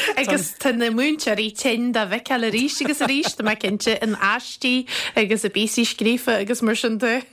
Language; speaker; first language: Irish; native; Irish